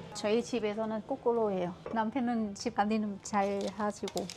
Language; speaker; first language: Korean; non-native, fluent; Vietnamese